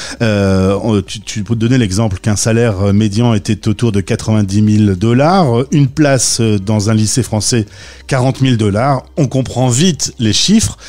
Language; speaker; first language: French; native; French